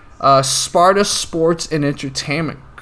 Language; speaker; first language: English; native; English